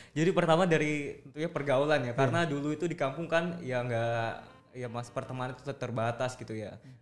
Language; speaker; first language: Indonesian; native; Indonesian